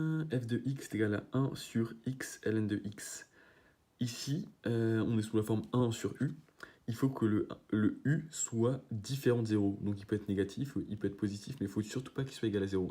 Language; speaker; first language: French; native; French